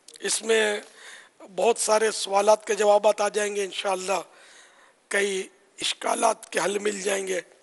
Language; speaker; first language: Urdu; non-native, local second language; Memoni